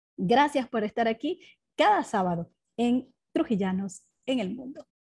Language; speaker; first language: Spanish; native; Spanish